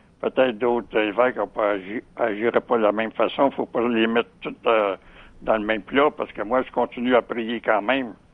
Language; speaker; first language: French; native; French